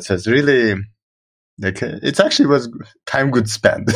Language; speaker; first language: English; non-native, fluent; Russian